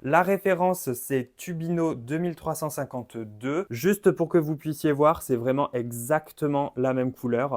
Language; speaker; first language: French; native; French